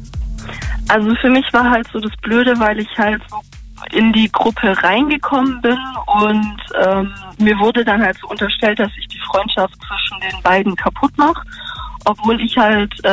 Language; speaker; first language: German; native; German